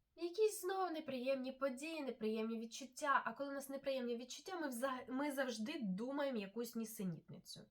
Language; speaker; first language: Ukrainian; non-native, local second language; Russian